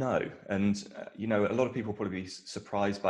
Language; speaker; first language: English; native; English